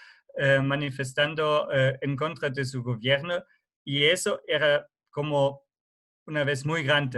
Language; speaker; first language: Spanish; non-native, fluent; German